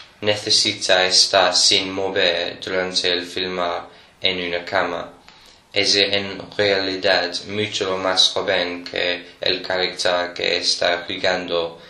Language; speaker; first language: Spanish; non-native, learner; English